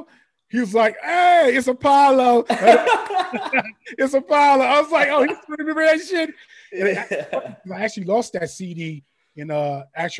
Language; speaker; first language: English; native; English